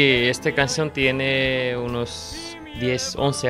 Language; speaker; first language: Spanish; non-native, learner; Armenian